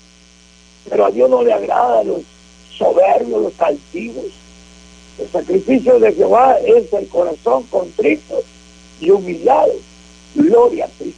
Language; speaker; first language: Spanish; native; Spanish